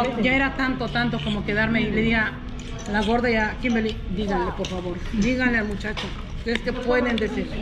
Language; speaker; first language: Spanish; native; Spanish